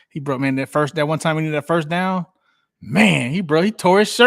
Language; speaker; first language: English; native; English